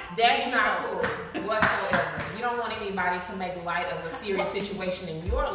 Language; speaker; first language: English; native; English